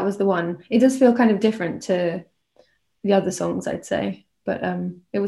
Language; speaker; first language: English; native; English